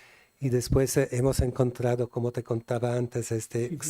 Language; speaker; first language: Spanish; non-native, fluent; Italian